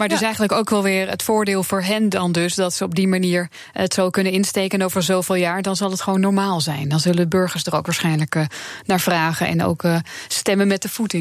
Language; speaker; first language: Dutch; native; Dutch